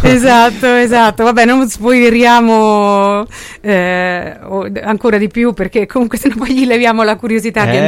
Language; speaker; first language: Italian; native; Italian